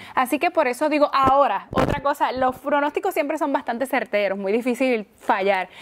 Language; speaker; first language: Spanish; native; Spanish